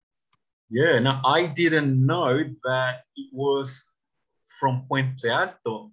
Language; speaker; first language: English; non-native, learner; Spanish